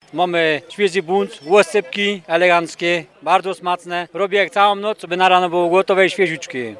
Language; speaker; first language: Polish; native; Polish